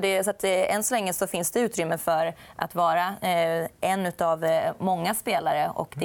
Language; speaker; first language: Swedish; native; Swedish